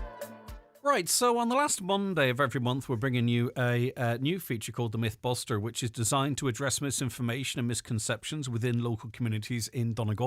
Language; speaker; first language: English; native; English